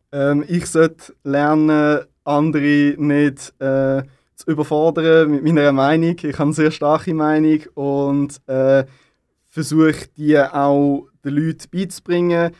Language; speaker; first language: German; native; German